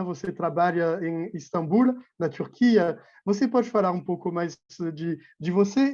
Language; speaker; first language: Portuguese; non-native, fluent; French